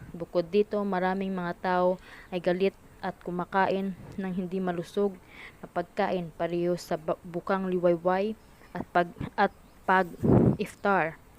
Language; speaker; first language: Filipino; non-native, local second language; Hiligaynon